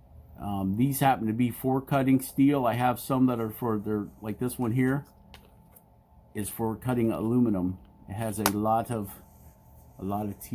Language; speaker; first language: English; native; English